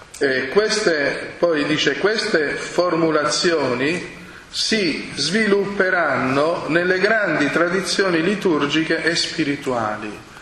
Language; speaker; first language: Italian; non-native, fluent; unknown